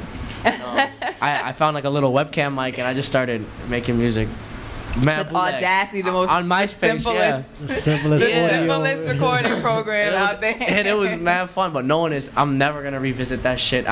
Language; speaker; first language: English; native; English